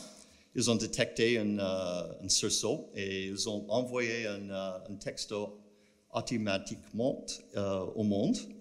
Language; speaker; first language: French; non-native, fluent; English